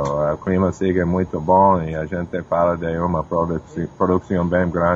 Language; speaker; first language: Portuguese; non-native, fluent; English